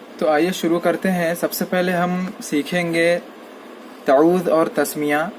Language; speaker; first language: Urdu; native; Urdu